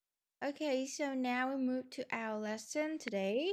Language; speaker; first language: English; non-native, learner; Vietnamese